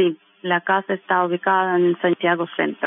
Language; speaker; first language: Spanish; non-native, fluent; Russian